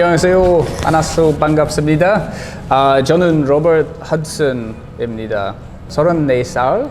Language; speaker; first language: Korean; non-native, learner; English